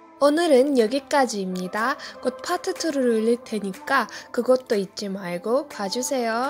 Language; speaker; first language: Korean; non-native, fluent; Azerbaijani